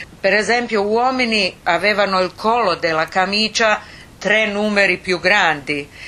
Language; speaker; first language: Italian; non-native, fluent; Croatian